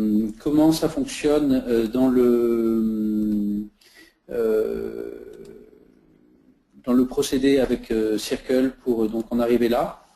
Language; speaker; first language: French; native; French